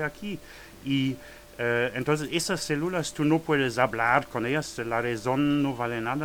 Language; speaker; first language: Spanish; non-native, learner; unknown